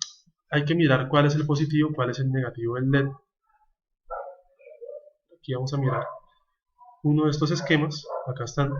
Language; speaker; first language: Spanish; native; Spanish